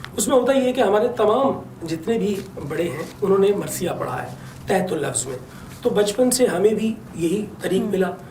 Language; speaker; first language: Urdu; non-native, local second language; Punjabi